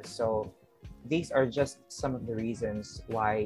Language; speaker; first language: English; non-native, local second language; Filipino